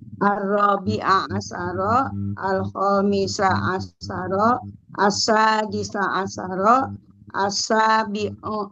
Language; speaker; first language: Arabic; non-native, learner; Indonesian